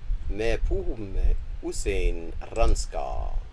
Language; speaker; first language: Finnish; non-native, learner; English